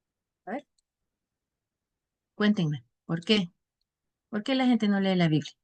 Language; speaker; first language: Spanish; native; Spanish